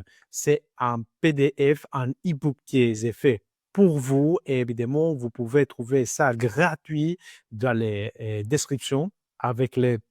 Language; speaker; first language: French; non-native, learner; Greek